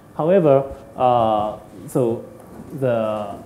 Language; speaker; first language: English; non-native, learner; Japanese